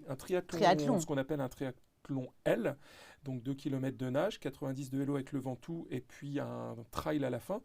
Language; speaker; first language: French; native; French